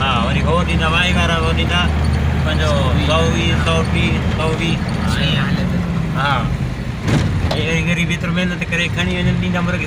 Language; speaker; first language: Hindi; non-native, local second language; Sindhi